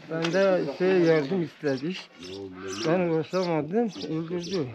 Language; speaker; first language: Turkish; non-native, local second language; Kurdish